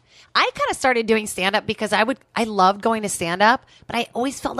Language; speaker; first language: English; non-native, fluent; Portuguese